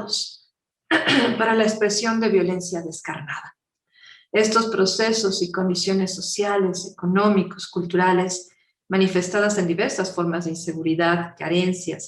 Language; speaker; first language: Spanish; native; Spanish